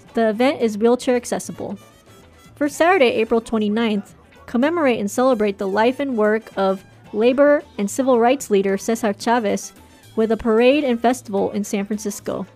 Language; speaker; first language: English; native; English